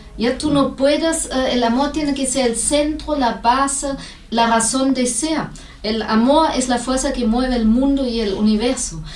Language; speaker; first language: Spanish; non-native, fluent; German